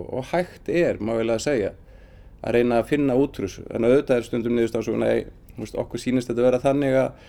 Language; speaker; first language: Icelandic; native; Icelandic